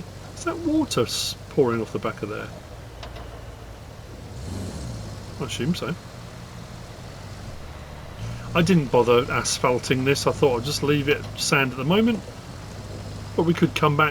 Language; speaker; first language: English; native; English